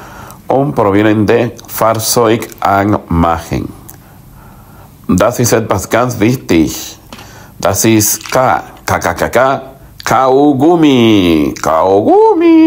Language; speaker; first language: German; non-native, learner; Spanish